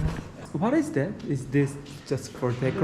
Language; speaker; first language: English; non-native, learner; Korean